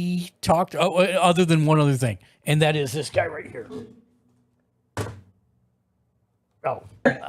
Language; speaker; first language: English; native; English